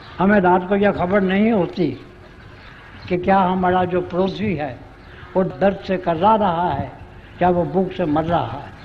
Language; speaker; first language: Urdu; non-native, local second language; Punjabi